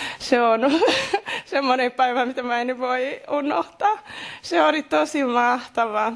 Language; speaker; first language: Finnish; non-native, fluent; Kinyarwanda